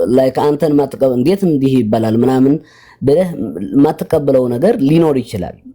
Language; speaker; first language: Amharic; non-native, local second language; Tigrinya